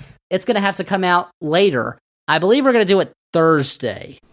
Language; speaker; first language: English; native; English